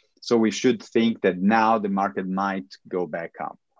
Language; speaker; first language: English; non-native, fluent; Italian